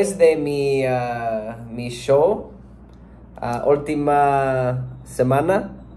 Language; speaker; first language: Spanish; non-native, learner; English